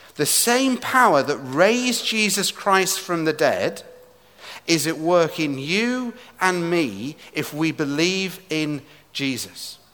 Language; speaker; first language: English; native; English